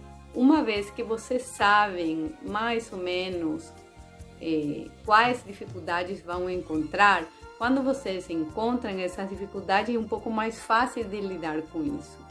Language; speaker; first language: Portuguese; non-native, fluent; Spanish